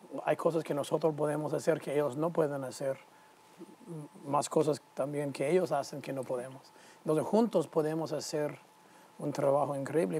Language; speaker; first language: Spanish; non-native, fluent; English